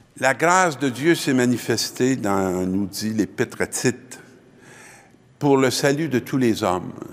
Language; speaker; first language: French; native; French